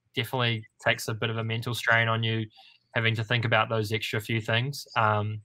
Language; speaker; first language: English; native; English